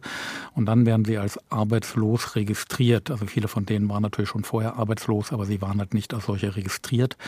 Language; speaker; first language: German; native; German